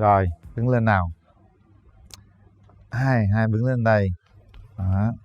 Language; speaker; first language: Vietnamese; native; Vietnamese